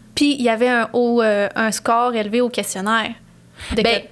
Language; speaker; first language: French; native; French